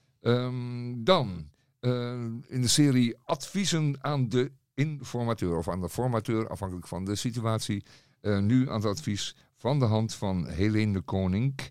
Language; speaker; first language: Dutch; native; Dutch